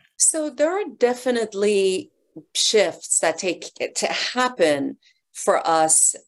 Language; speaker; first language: English; early bilingual, other home language; Persian